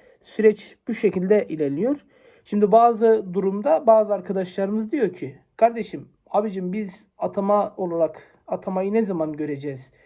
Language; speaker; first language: Turkish; native; Turkish